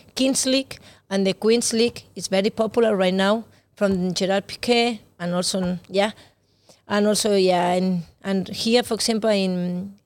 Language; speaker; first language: English; non-native, learner; Spanish